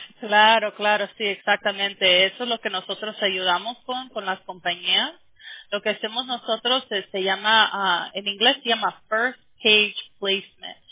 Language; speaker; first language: Spanish; early bilingual, heritage; Spanish